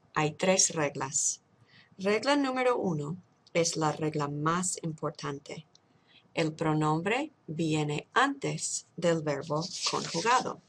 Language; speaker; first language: Spanish; non-native, fluent; English